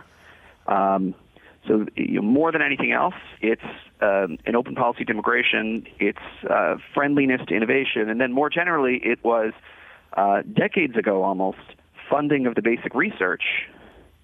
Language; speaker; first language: English; native; English